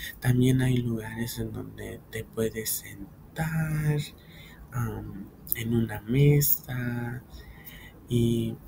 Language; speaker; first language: Spanish; early bilingual, heritage; Spanish